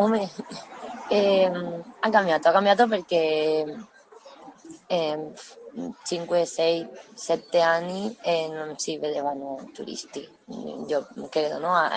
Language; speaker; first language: Italian; non-native, learner; Spanish